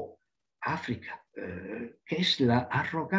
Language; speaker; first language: Spanish; non-native, fluent; Italian